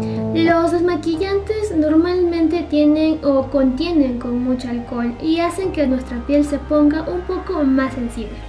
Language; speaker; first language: Spanish; native; Spanish